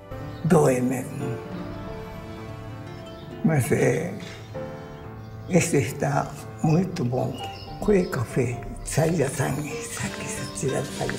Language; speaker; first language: Portuguese; non-native, learner; Japanese